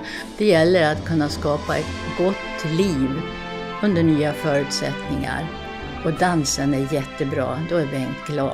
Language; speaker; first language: Swedish; native; Swedish